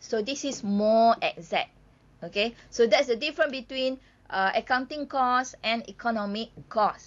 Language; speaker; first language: English; non-native, local second language; Malay